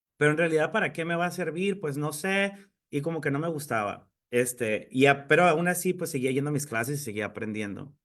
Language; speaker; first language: Spanish; native; Spanish